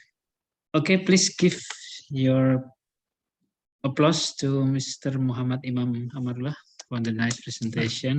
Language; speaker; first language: English; non-native, learner; Indonesian